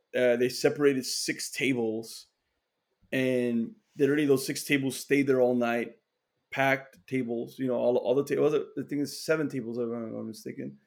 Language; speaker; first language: English; native; English